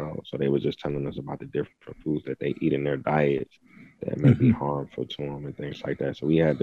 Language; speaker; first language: English; native; English